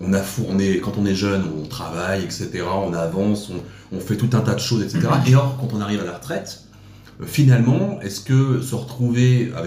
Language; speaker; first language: French; native; French